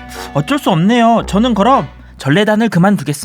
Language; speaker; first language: Korean; native; Korean